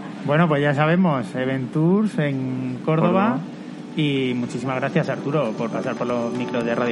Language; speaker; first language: Spanish; native; Spanish